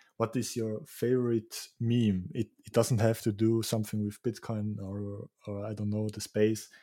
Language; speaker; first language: English; non-native, fluent; Swiss German